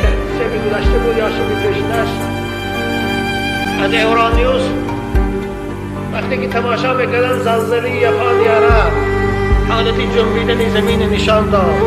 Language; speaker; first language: Persian; native; Persian